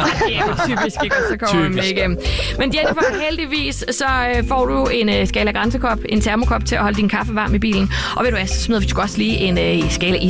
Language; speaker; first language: Danish; native; Danish